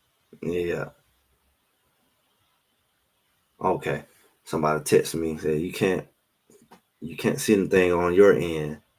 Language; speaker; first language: English; native; English